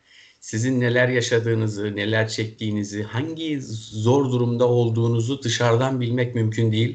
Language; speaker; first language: Turkish; native; Turkish